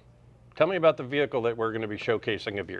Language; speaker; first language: English; native; English